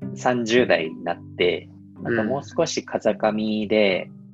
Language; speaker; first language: Japanese; native; Japanese